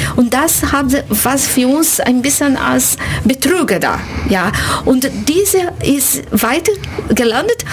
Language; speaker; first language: German; non-native, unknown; Portuguese